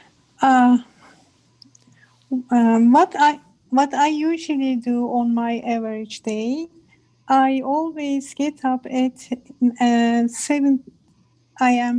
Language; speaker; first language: English; non-native, learner; Turkish